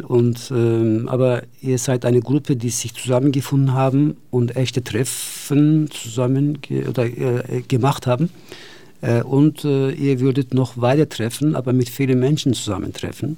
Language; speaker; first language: German; non-native, fluent; Turkish